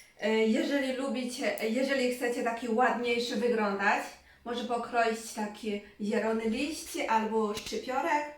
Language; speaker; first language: Polish; non-native, learner; Chinese